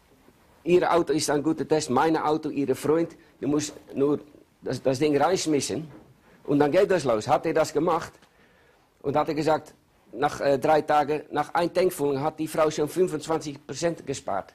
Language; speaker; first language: German; non-native, learner; Dutch